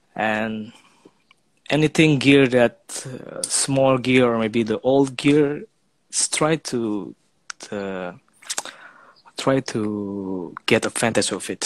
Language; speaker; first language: English; non-native, fluent; Indonesian